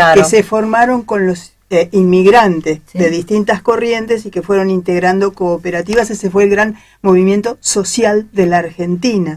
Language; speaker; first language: Spanish; native; Spanish